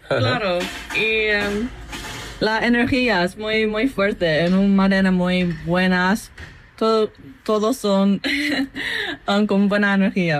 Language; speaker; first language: Spanish; non-native, learner; English